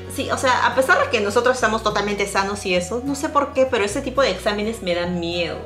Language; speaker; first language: Spanish; native; Spanish